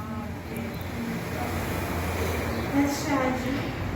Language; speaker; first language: Portuguese; non-native, learner; Haitian Creole